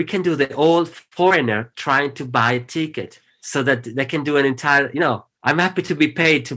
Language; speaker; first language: English; non-native, fluent; Italian